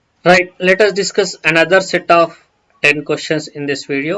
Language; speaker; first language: English; non-native, local second language; Telugu